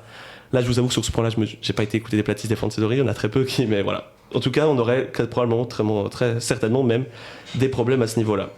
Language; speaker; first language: French; native; French